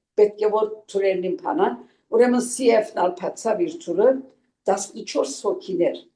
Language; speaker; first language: Armenian; native; Armenian